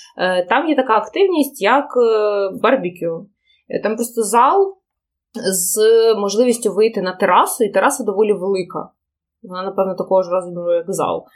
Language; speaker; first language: Ukrainian; non-native, local second language; Russian